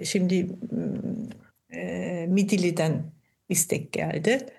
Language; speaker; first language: Turkish; non-native, fluent; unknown